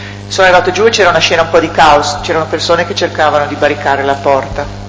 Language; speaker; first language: Italian; native; Italian